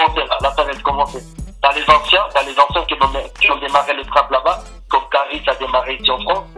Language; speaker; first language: French; non-native, fluent; Portuguese